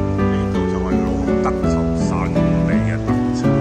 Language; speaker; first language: Chinese; native; Chinese